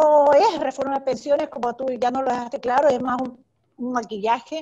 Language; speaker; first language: Spanish; native; Spanish